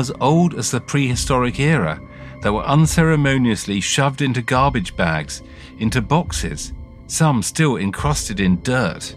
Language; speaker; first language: English; native; English